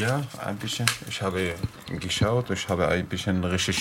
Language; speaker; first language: German; non-native, learner; Arabic